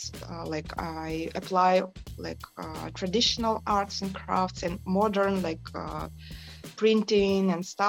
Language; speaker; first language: English; non-native, fluent; Yakut